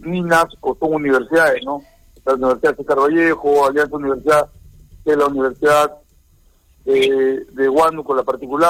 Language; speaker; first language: Spanish; native; Spanish